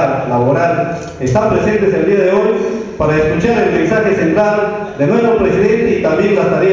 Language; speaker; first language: Spanish; native; Spanish